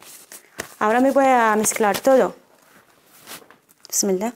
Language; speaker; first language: Spanish; non-native, fluent; Arabic